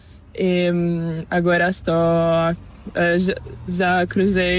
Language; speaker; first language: Spanish; non-native, learner; Italian